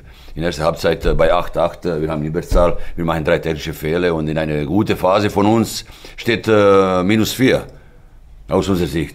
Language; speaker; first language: German; non-native, fluent; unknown